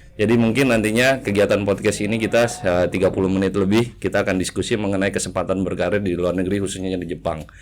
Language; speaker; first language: Indonesian; native; Indonesian